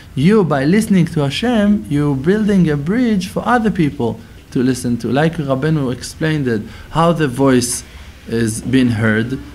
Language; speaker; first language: English; non-native, fluent; Hebrew